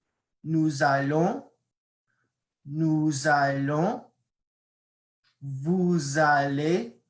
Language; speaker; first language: French; non-native, fluent; English